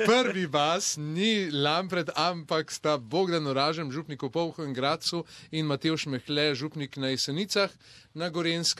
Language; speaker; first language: Slovenian; native; Slovenian